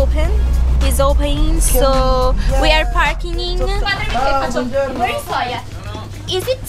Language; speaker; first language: English; non-native, learner; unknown